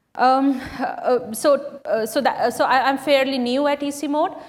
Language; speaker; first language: English; non-native, local second language; Bangla